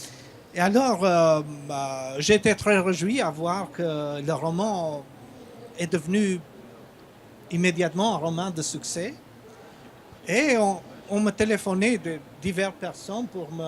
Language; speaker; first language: French; non-native, fluent; Albanian